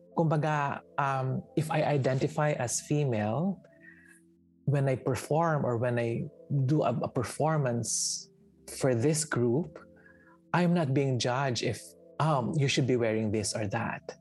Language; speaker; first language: English; non-native, local second language; Filipino